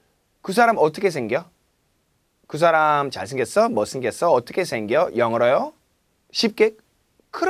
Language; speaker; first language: Korean; non-native, fluent; English